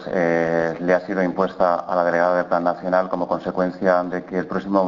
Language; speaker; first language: Spanish; native; Spanish